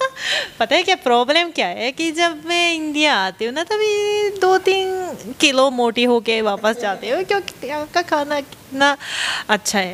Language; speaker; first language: Hindi; non-native, fluent; Japanese